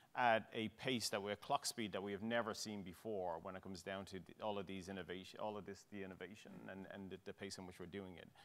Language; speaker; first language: English; native; English